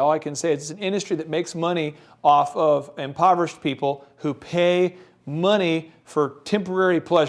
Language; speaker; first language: English; native; English